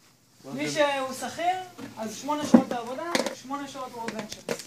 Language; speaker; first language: Hebrew; native; Hebrew